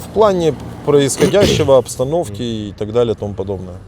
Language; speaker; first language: Russian; native; Russian